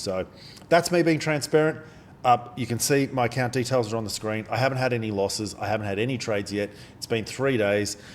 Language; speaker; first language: English; native; English